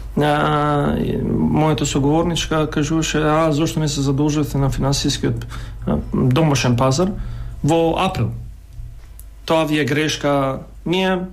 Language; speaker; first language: Macedonian; non-native, local second language; Albanian